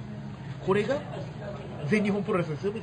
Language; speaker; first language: Japanese; native; Japanese